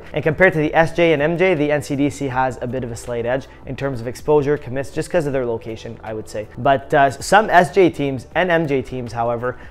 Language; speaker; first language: English; native; English